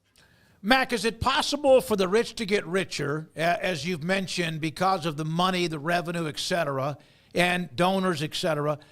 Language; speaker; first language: English; native; English